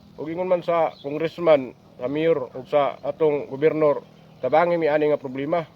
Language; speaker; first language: Cebuano; native; Cebuano